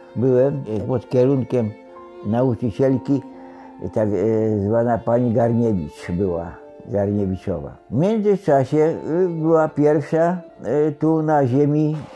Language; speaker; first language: Polish; native; Polish